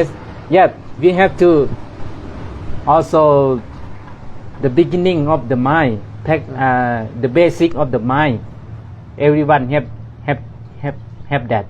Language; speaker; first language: English; non-native, learner; Thai